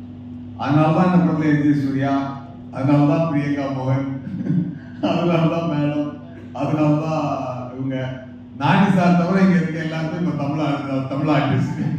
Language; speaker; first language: Tamil; native; Tamil